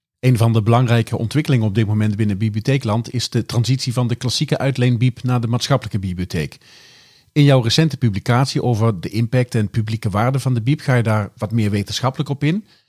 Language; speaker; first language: Dutch; native; Dutch